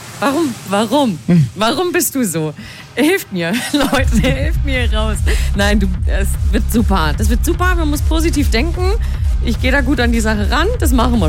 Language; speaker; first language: German; native; German